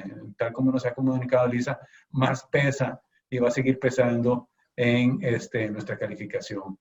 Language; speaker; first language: Spanish; native; Spanish